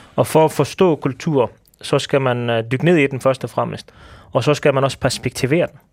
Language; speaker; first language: Danish; early bilingual, other home language; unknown